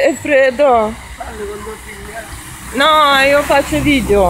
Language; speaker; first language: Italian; non-native, learner; Russian